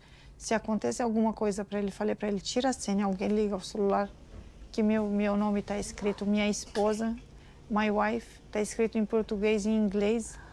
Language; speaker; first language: Portuguese; non-native, learner; Arabic